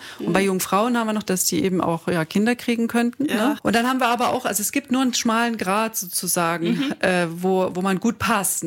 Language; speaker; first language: German; native; German